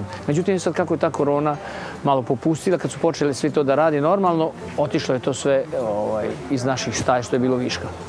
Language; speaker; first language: Serbian; native; Serbian